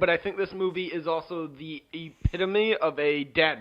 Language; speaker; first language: English; native; English